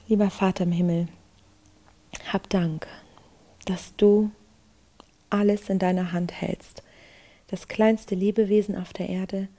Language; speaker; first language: German; native; German